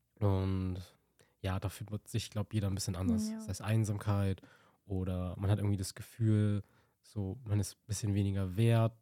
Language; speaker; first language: German; native; German